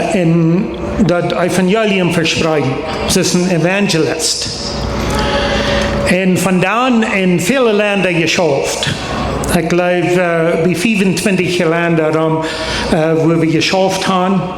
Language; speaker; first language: German; non-native, learner; Plautdietsch